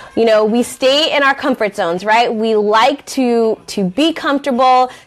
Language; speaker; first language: English; native; English